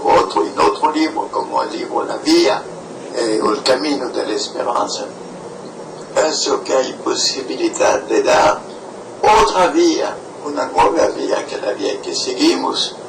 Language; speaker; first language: Spanish; non-native, fluent; French